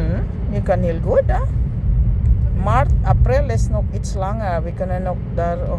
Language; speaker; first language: Dutch; non-native, learner; Filipino